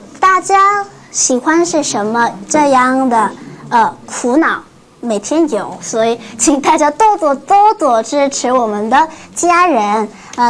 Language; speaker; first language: Chinese; non-native, learner; Korean